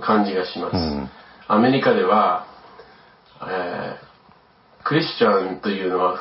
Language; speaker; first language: Japanese; early bilingual, other home language; English